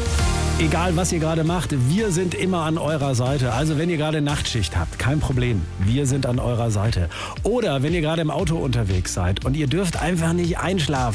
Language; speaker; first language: German; native; German